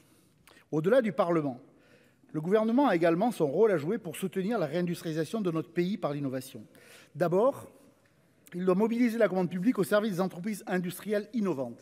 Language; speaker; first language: French; native; French